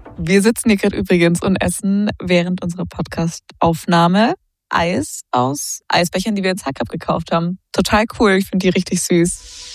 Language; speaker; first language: German; native; German